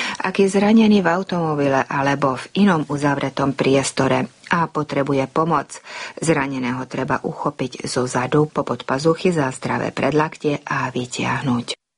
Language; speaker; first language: Slovak; early bilingual, heritage; Slovak